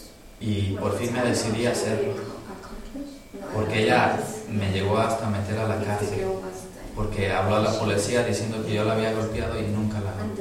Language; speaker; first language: Spanish; native; Spanish